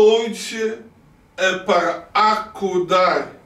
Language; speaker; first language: Portuguese; non-native, learner; Dutch